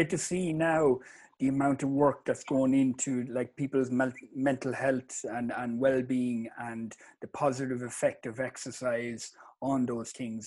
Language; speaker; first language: English; native; English